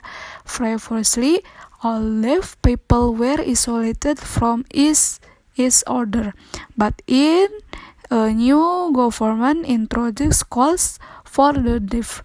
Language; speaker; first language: English; non-native, learner; Indonesian